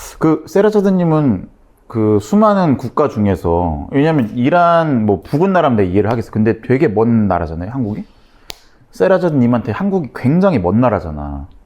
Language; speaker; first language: Korean; native; Korean